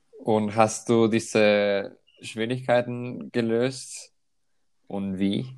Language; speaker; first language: German; non-native, fluent; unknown